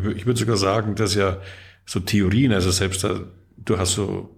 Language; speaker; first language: German; native; German